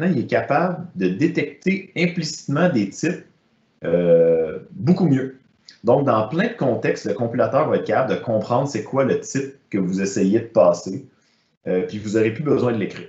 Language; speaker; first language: French; native; French